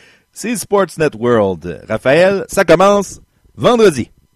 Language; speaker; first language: French; native; French